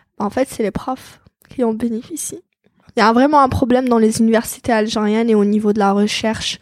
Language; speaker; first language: French; non-native, local second language; Arabic